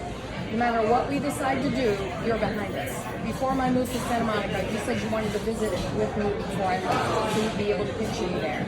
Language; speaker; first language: English; native; English